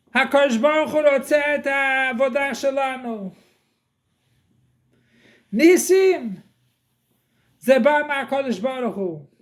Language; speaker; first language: Hebrew; non-native, fluent; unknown